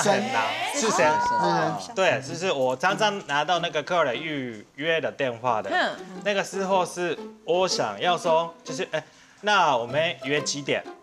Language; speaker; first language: Chinese; non-native, learner; Japanese